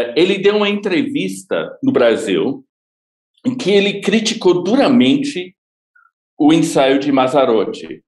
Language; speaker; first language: Portuguese; non-native, fluent; English